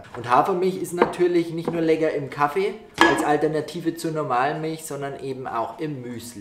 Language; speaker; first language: German; native; German